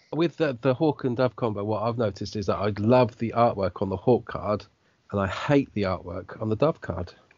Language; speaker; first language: English; native; English